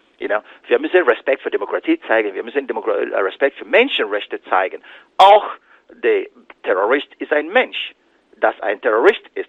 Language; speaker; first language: German; non-native, fluent; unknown